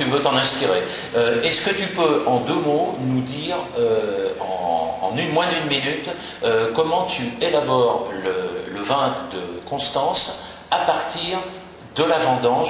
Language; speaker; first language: French; native; French